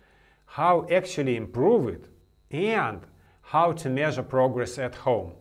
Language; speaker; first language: English; non-native, fluent; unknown